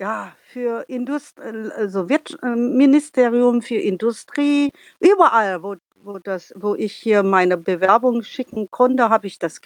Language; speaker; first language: German; non-native, learner; Vietnamese